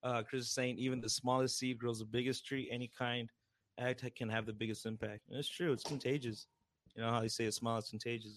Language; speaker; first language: English; early bilingual, other home language; Spanish